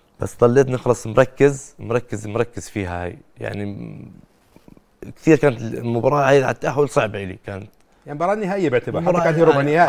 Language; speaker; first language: Arabic; native; Arabic